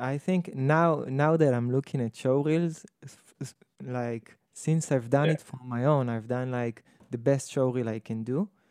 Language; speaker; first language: English; non-native, fluent; Hebrew